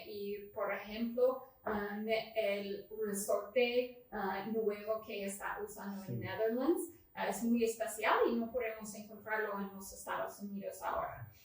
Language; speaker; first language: Spanish; non-native, learner; English